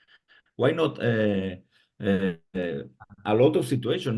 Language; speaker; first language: English; non-native, fluent; Spanish